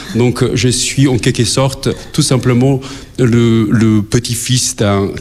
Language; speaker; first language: French; non-native, fluent; Albanian